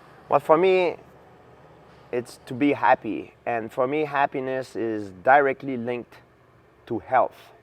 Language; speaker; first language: English; non-native, fluent; French